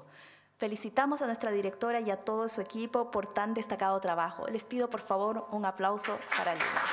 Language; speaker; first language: Spanish; native; Spanish